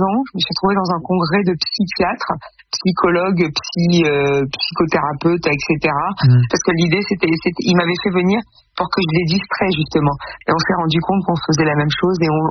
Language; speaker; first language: French; native; French